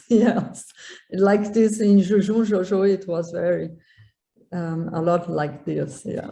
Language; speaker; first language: English; non-native, learner; Portuguese